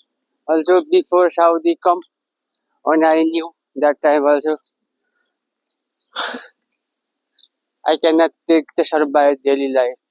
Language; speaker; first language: English; non-native, learner; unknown